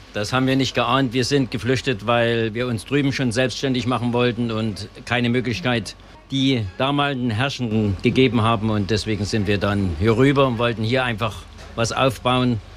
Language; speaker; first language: German; native; German